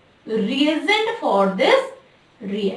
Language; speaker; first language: English; non-native, local second language; Hindi